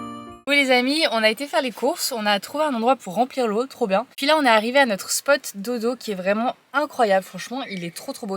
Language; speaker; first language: French; native; French